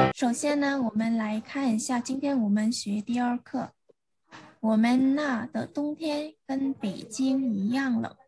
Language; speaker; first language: Chinese; non-native, fluent; Vietnamese